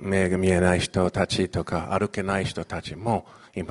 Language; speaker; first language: Japanese; non-native, fluent; Chinese